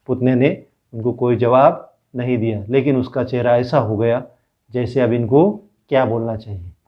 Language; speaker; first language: Hindi; non-native, local second language; Marathi